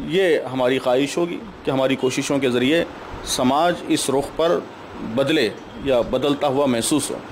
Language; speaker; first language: Urdu; native; Urdu